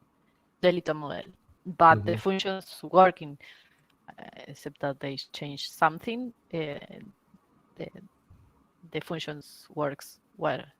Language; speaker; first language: English; non-native, learner; Spanish